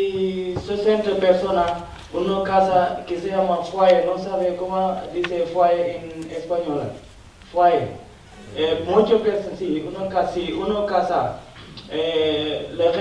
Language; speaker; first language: Spanish; non-native, learner; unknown